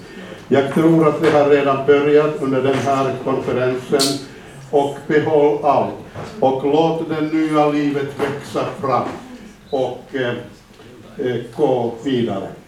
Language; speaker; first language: Swedish; non-native, fluent; Finnish